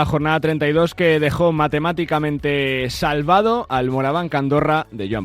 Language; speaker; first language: Spanish; native; Spanish